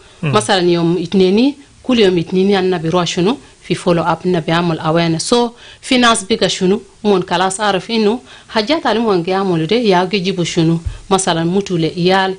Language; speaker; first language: Arabic; non-native, local second language; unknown